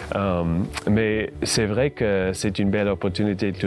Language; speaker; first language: French; non-native, fluent; English